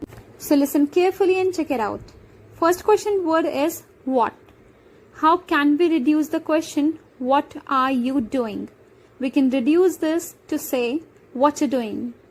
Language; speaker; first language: English; non-native, local second language; Hindi